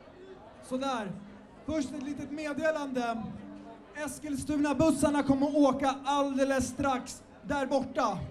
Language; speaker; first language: Swedish; early bilingual, other home language; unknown